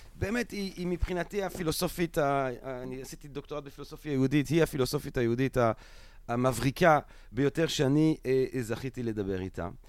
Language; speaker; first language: Hebrew; non-native, fluent; French